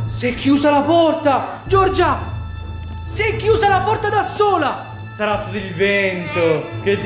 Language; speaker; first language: Italian; native; Italian